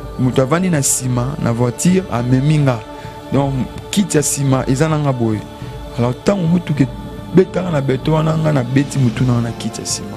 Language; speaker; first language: Lingala; non-native, local second language; Kituba (Democratic Republic of Congo)